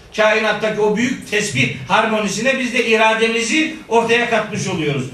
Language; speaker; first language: Turkish; native; Turkish